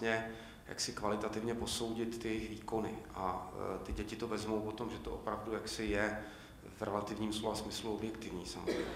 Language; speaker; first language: Czech; native; Czech